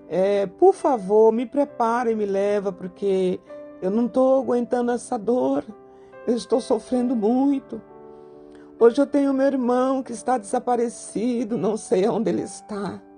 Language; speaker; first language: Portuguese; native; Portuguese